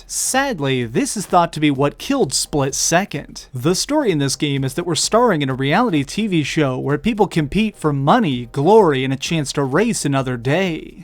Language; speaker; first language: English; native; English